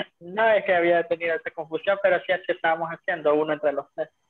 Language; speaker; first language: Spanish; native; Spanish